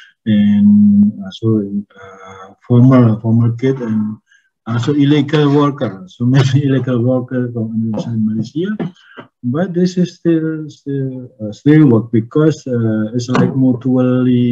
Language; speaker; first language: English; non-native, learner; Indonesian